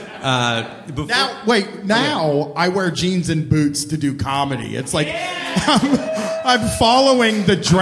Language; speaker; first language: English; native; English